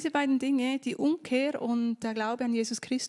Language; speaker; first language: German; native; German